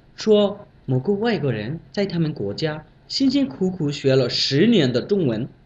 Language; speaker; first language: Chinese; non-native, fluent; Bangla